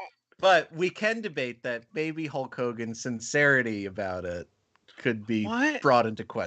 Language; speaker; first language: English; native; English